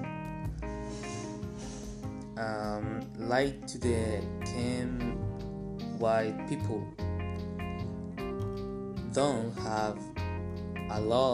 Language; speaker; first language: English; non-native, learner; Spanish